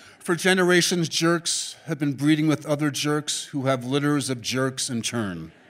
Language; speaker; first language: English; native; English